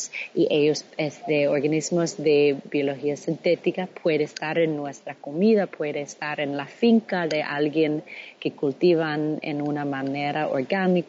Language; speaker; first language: Spanish; non-native, fluent; English